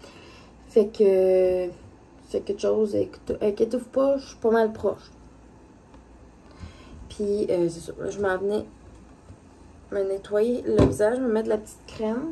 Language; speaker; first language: French; native; French